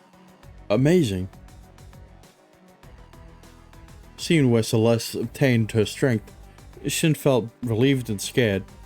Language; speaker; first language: English; native; English